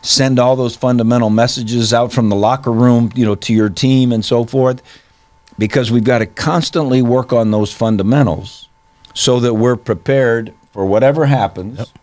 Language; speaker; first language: English; native; English